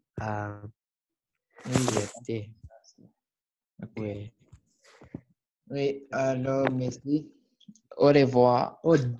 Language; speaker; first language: French; non-native, learner; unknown